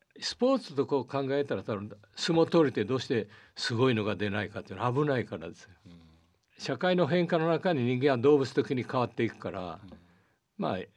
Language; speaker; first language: Japanese; early bilingual, heritage; Portuguese